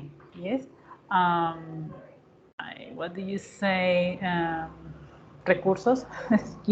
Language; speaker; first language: English; non-native, learner; Spanish